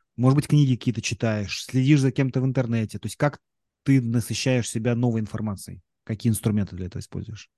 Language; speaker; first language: Russian; native; Russian